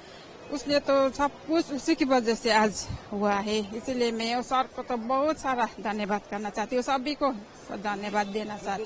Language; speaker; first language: Hindi; non-native, local second language; Nepali